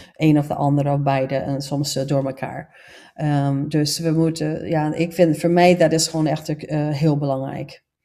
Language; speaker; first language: Dutch; non-native, fluent; English